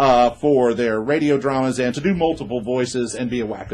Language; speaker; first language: English; native; English